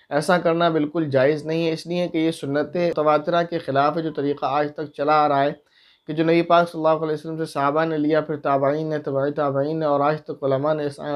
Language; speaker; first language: Urdu; native; Urdu